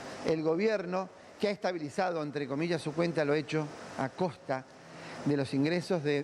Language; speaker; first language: Spanish; native; Spanish